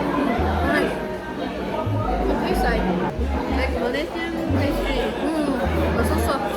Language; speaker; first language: English; non-native, local second language; Malay